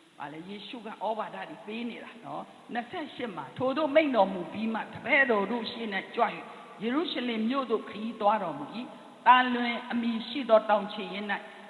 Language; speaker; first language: Burmese; non-native, local second language; Tedim Chin